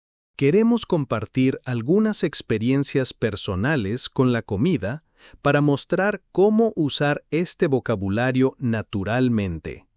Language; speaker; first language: Spanish; non-native, fluent; English